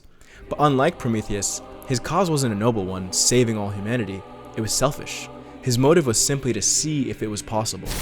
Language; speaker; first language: English; native; English